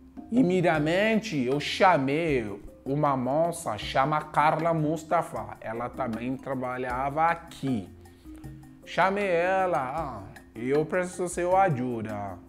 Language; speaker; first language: Portuguese; non-native, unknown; Yoruba